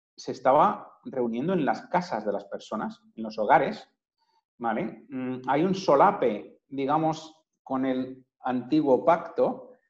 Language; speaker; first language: Spanish; native; Spanish